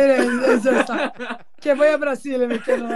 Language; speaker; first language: Spanish; non-native, learner; Portuguese